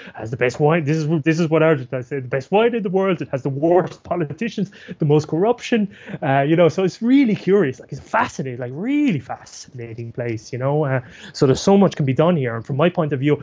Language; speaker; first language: English; native; English